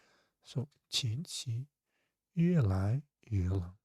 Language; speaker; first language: Chinese; non-native, fluent; Russian